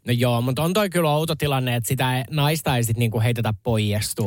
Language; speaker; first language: Finnish; native; Finnish